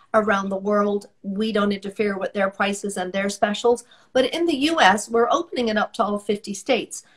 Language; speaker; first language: English; native; English